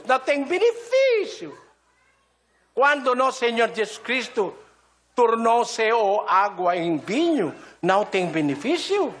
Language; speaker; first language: Portuguese; non-native, learner; Filipino